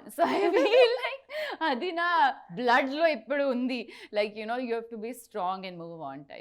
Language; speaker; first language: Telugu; non-native, learner; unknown